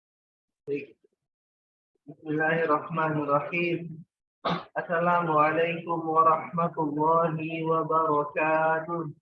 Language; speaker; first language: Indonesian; native; Indonesian